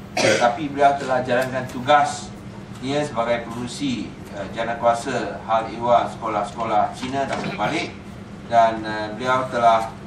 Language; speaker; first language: Malay; non-native, local second language; Chinese